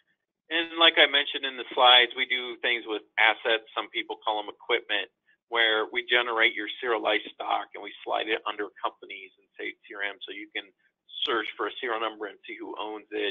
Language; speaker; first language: English; native; English